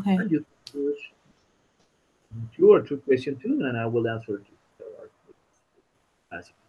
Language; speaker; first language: English; non-native, learner; Spanish